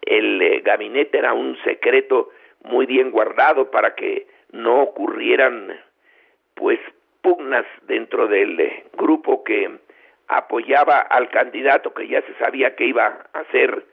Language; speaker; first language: Spanish; native; Spanish